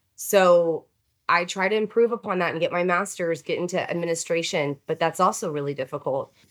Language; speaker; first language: English; native; English